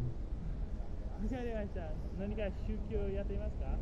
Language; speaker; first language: Japanese; non-native, fluent; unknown